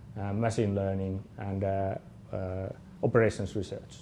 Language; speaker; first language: English; non-native, fluent; Finnish